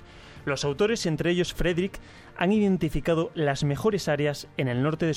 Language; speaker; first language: Spanish; native; Spanish